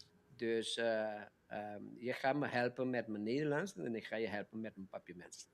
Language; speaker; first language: Dutch; non-native, local second language; Papiamento